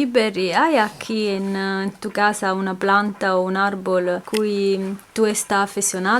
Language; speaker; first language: Spanish; non-native, fluent; Italian